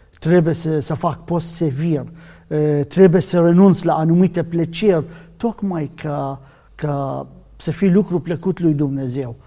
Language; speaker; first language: Romanian; non-native, learner; Arabic